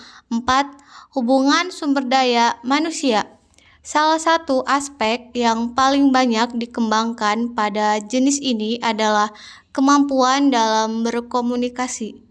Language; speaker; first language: Indonesian; native; Indonesian